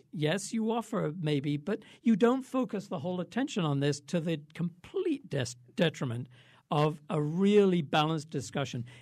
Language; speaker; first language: English; native; English